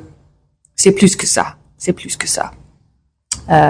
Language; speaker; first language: French; non-native, learner; English